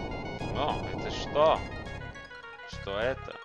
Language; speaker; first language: Russian; non-native, learner; English